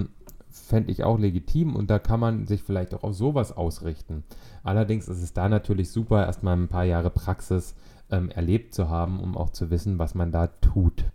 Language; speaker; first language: German; native; German